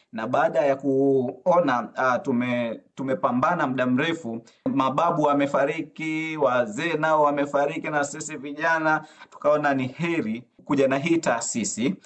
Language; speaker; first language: Swahili; native; Swahili